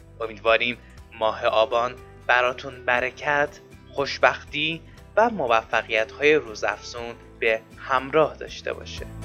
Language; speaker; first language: Persian; native; Persian